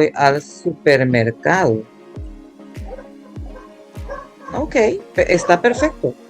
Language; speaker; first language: Spanish; non-native, fluent; English